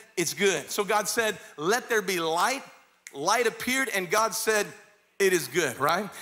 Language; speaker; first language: English; native; English